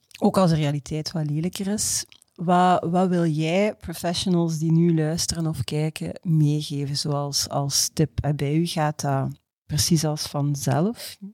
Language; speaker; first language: Dutch; native; Dutch